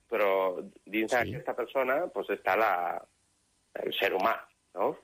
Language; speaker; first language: Catalan; non-native, local second language; Spanish